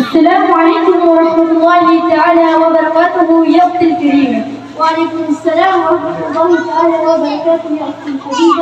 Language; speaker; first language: Arabic; non-native, learner; Maranao